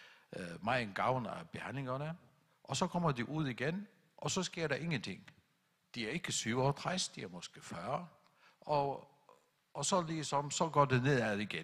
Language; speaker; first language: Danish; non-native, local second language; Faroese